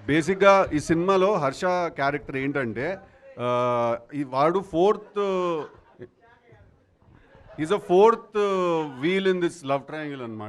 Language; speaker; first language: Telugu; native; Telugu